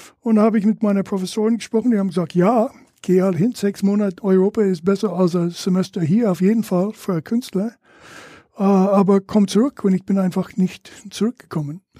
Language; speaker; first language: German; non-native, fluent; English